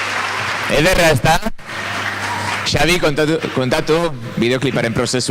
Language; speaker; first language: Basque; native; Basque